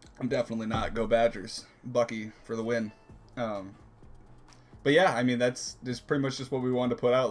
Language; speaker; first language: English; native; English